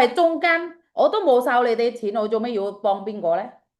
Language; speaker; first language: Cantonese; non-native, fluent; Indonesian